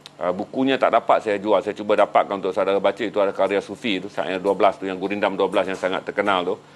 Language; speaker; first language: Malay; native; Malay